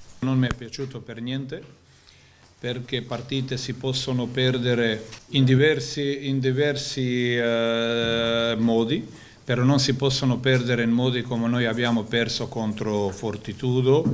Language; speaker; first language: Italian; non-native, fluent; Croatian